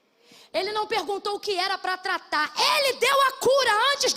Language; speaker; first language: Portuguese; native; Portuguese